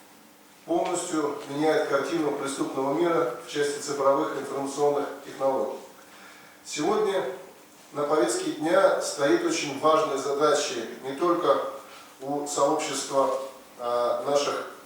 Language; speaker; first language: Russian; native; Russian